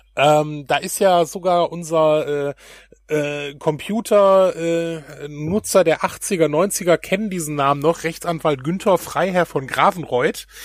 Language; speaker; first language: German; native; German